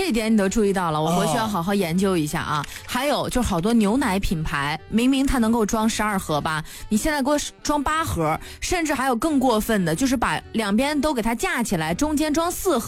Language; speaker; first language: Chinese; native; Chinese